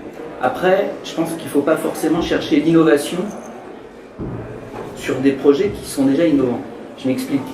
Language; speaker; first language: French; native; French